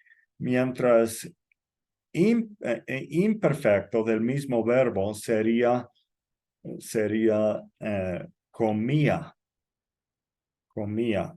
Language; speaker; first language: Spanish; non-native, fluent; English